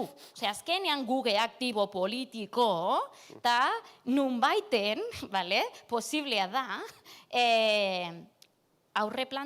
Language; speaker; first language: Basque; non-native, local second language; Catalan